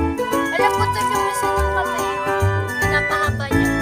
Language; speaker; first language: Filipino; native; Filipino